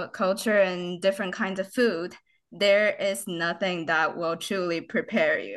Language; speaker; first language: English; non-native, fluent; Chinese